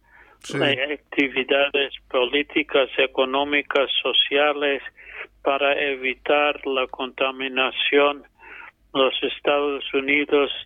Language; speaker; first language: Spanish; non-native, fluent; English